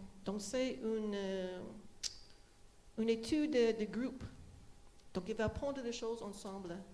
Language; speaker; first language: French; non-native, fluent; English